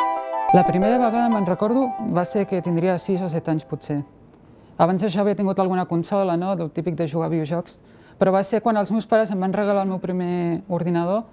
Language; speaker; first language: Catalan; native; Catalan